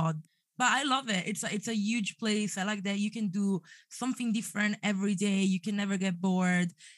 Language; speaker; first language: English; non-native, fluent; Italian